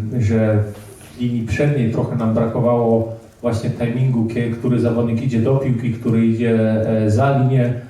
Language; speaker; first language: Polish; early bilingual, heritage; Polish